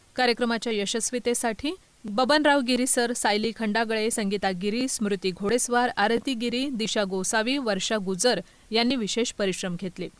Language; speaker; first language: Marathi; native; Marathi